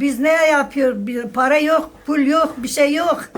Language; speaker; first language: Turkish; non-native, local second language; Kurdish